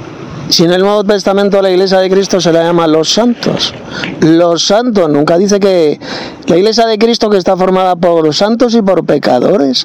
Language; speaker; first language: Spanish; native; Spanish